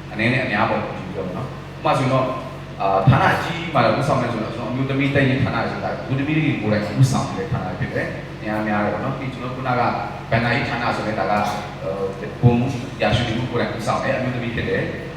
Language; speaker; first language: Burmese; non-native, local second language; Shwe Palaung